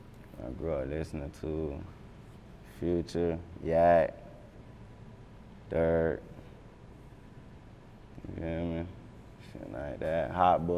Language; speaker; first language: English; native; English